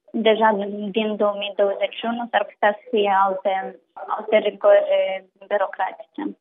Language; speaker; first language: Romanian; native; Romanian